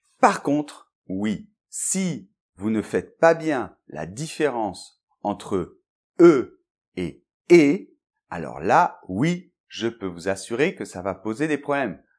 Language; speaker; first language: French; native; French